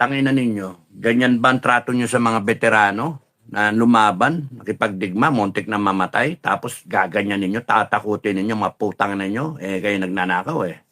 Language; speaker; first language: Filipino; native; Filipino